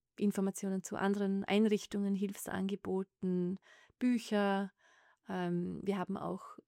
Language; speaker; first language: German; native; German